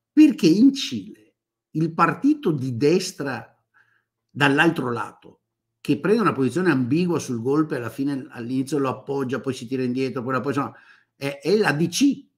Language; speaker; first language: Italian; native; Italian